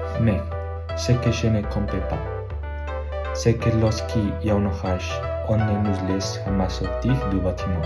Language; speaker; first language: French; non-native, learner; Spanish